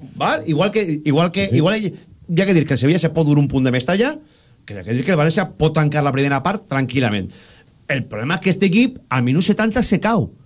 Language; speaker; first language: Catalan; native; Catalan